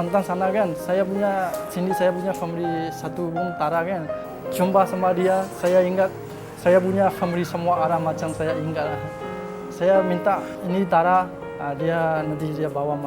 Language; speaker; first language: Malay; non-native, learner; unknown